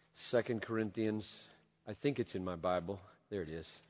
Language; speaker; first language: English; native; English